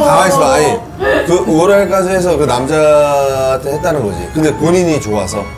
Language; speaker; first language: Korean; native; Korean